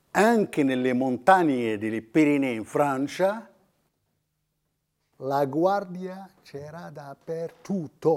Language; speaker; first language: Italian; non-native, fluent; Riffian